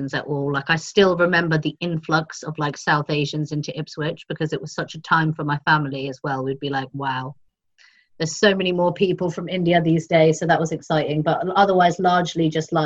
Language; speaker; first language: English; native; English